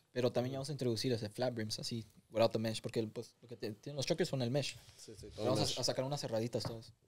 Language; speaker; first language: Spanish; early bilingual, heritage; Spanish